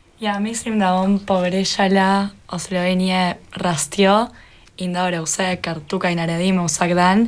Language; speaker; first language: Slovenian; early bilingual, heritage; Spanish